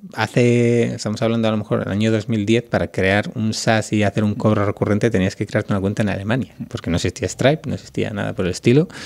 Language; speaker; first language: Spanish; native; Spanish